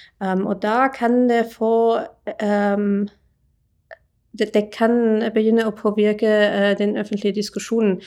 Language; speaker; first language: Norwegian; non-native, fluent; English